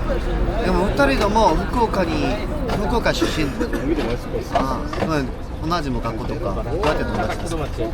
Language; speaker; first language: Japanese; non-native, learner; Korean